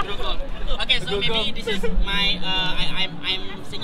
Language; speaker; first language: English; non-native, learner; Indonesian